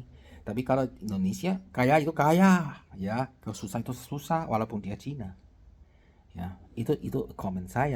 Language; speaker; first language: Indonesian; non-native, fluent; Chinese